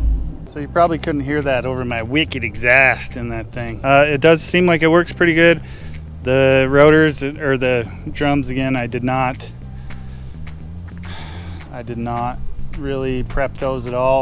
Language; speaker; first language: English; native; English